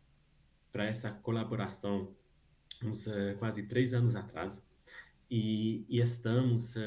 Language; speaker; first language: Portuguese; non-native, fluent; Hungarian